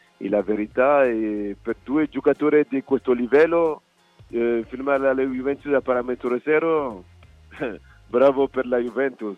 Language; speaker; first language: Italian; non-native, fluent; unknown